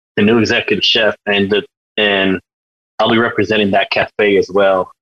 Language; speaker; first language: English; native; English